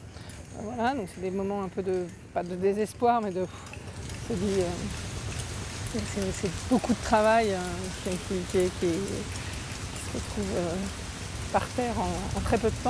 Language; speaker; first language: French; native; French